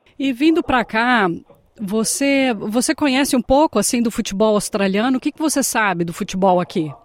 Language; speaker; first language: Portuguese; native; Portuguese